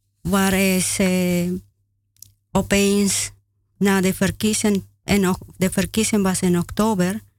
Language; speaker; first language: Dutch; non-native, learner; Spanish